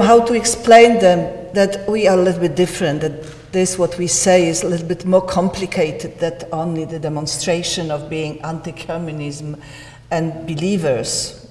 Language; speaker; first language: English; non-native, learner; Polish